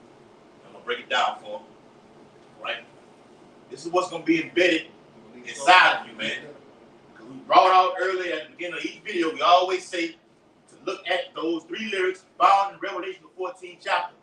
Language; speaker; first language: English; native; English